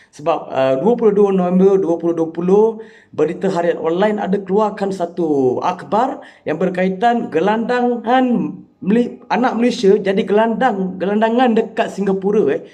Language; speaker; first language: Malay; non-native, local second language; Tamil